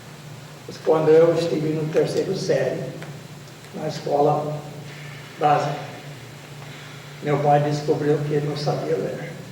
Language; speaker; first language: Portuguese; non-native, fluent; English